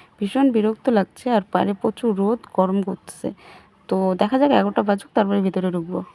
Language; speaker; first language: Bangla; non-native, local second language; Rangpuri